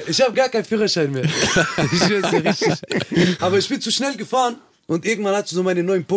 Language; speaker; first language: German; early bilingual, other home language; Kurdish